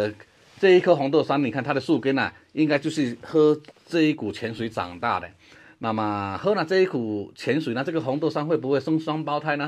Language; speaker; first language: Chinese; native; Chinese